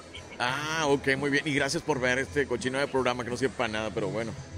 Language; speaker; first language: Spanish; native; Spanish